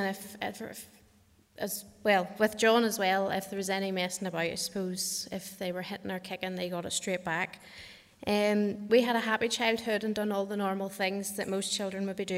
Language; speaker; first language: English; native; English